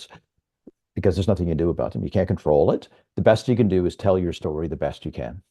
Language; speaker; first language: English; native; English